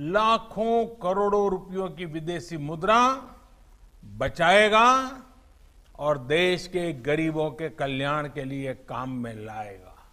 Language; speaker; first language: Hindi; non-native, local second language; Gujarati